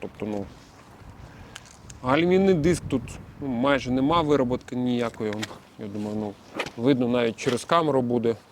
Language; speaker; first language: Ukrainian; native; Ukrainian